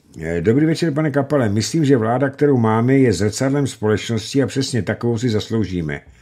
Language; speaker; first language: Czech; native; Czech